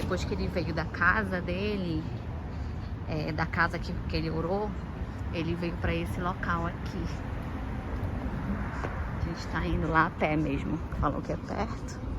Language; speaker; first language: Portuguese; native; Portuguese